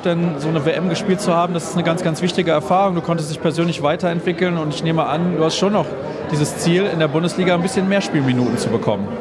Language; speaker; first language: German; native; German